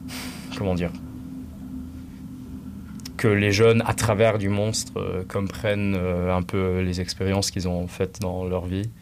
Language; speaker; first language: French; non-native, local second language; Luxembourgish